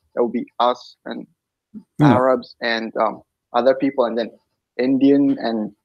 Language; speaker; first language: English; non-native, fluent; Persian